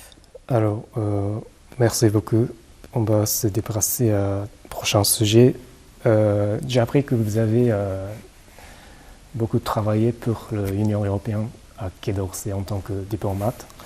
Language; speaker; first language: French; non-native, fluent; Japanese